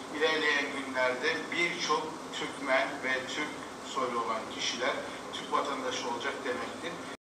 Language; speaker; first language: Turkish; native; Turkish